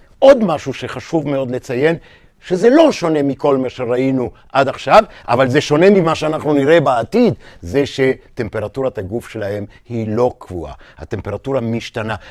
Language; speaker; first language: Hebrew; native; Hebrew